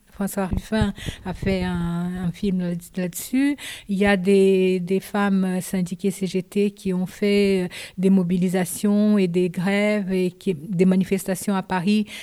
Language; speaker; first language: French; non-native, fluent; Japanese